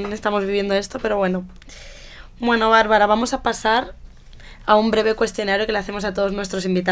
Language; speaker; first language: Spanish; native; Spanish